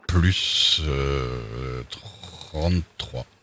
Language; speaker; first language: French; native; French